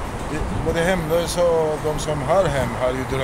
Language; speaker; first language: Swedish; native; Swedish